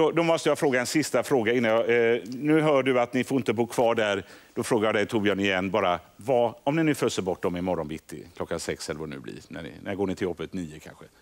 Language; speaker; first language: Swedish; native; Swedish